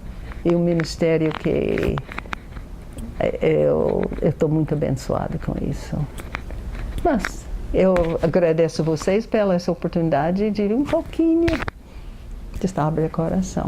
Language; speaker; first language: Portuguese; non-native, fluent; English